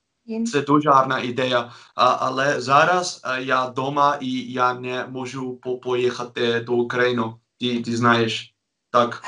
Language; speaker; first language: Ukrainian; non-native, learner; Dutch